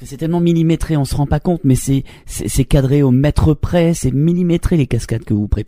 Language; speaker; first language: French; native; French